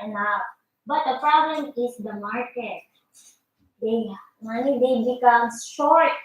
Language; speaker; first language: English; non-native, local second language; Filipino